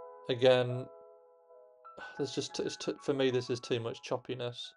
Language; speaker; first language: English; native; English